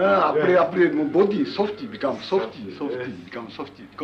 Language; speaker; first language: English; non-native, learner; Japanese